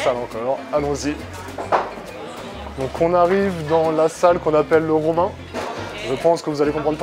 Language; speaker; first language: French; native; French